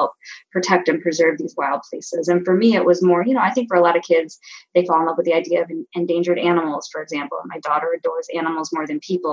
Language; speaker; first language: English; native; English